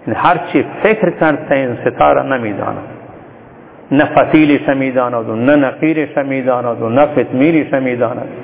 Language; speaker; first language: Persian; non-native, local second language; Turkmen